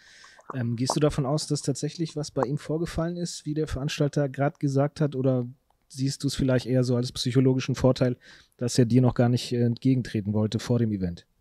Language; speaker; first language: German; native; German